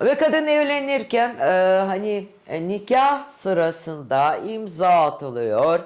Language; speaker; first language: Turkish; non-native, fluent; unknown